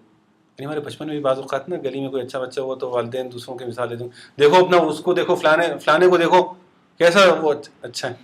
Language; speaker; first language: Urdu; non-native, fluent; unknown